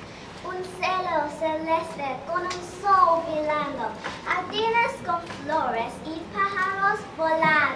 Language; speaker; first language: Spanish; non-native, learner; Cantonese